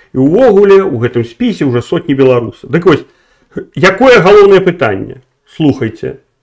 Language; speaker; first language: Belarusian; non-native, local second language; Russian